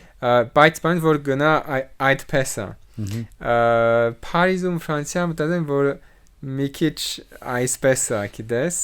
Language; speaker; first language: Armenian; non-native, learner; French